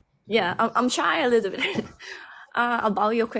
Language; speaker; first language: English; non-native, learner; Thai